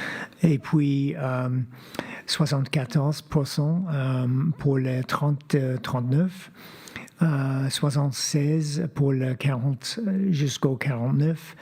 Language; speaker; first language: French; non-native, fluent; English